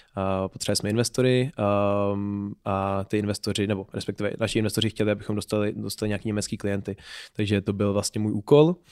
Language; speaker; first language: Czech; native; Czech